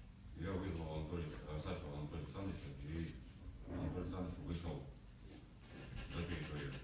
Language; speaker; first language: Russian; native; Russian